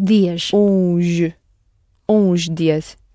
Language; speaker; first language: Portuguese; non-native, learner; English